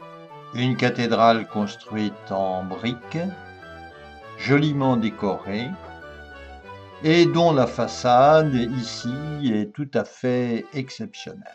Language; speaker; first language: French; native; French